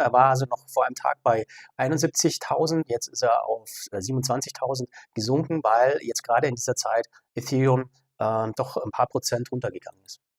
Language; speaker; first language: German; native; German